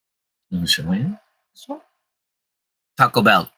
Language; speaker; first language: Japanese; non-native, learner; English